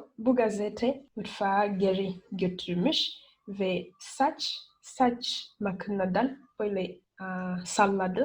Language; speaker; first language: Turkish; non-native, learner; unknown